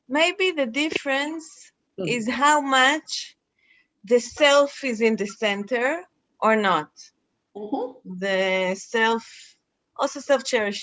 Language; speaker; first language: English; non-native, fluent; Hebrew